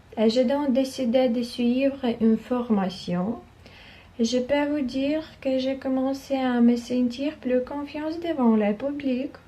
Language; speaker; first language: French; non-native, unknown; Ukrainian